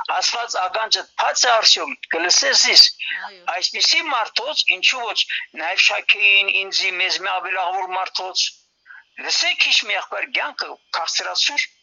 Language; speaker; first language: Armenian; early bilingual, heritage; Armenian